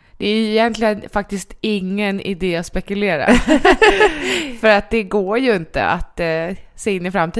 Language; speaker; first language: Swedish; native; Swedish